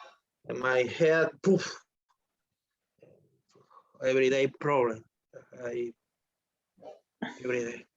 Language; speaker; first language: English; non-native, learner; Spanish